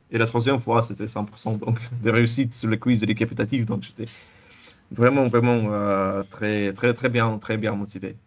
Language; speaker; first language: French; non-native, fluent; Russian